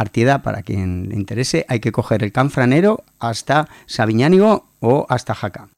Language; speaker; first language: Spanish; native; Spanish